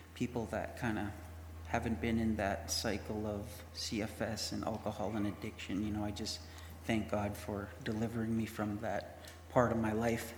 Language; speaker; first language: English; native; English